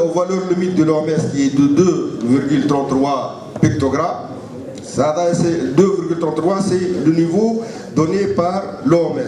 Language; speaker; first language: French; non-native, local second language; Arabic